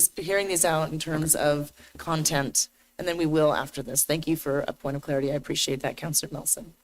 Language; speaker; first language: English; native; English